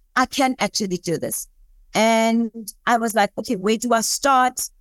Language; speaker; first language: English; non-native, local second language; Southern Sotho